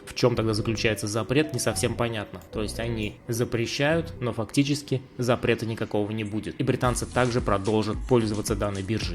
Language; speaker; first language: Russian; native; Russian